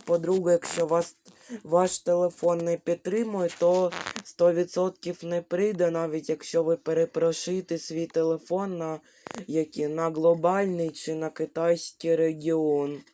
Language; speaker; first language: Ukrainian; non-native, local second language; Russian